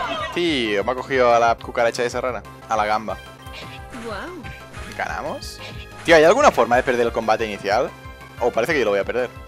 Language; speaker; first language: Spanish; native; Spanish